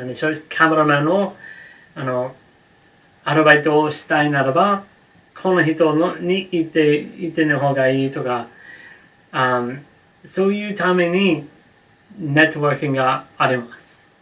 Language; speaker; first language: Japanese; non-native, learner; English